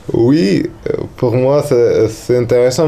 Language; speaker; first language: French; non-native, learner; Russian